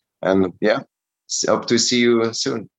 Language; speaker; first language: English; non-native, learner; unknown